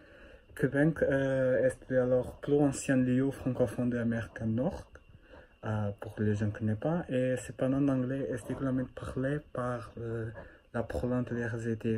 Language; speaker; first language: French; non-native, learner; Portuguese